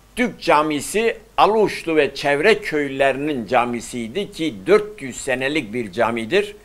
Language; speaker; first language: Turkish; native; Turkish